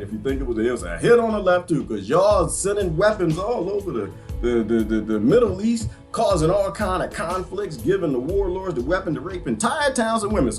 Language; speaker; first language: English; native; English